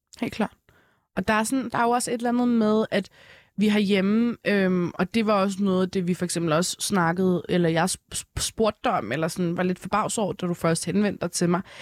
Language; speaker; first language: Danish; early bilingual, other home language; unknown